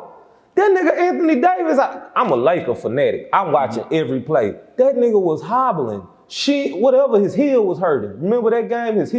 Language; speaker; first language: English; native; English